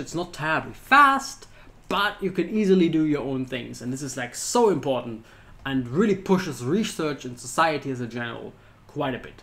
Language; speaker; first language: English; non-native, fluent; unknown